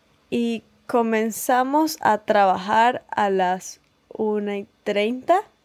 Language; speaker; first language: Spanish; native; Spanish